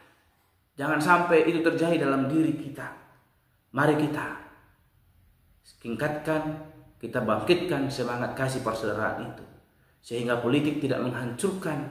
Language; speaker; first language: Indonesian; native; Indonesian